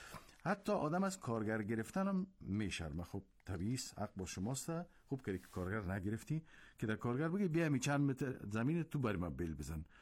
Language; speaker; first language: Persian; native; Persian